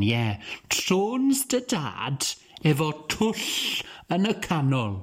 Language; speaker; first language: Welsh; native; Welsh